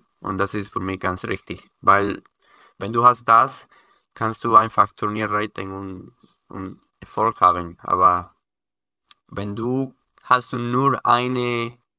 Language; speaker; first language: German; non-native, learner; Spanish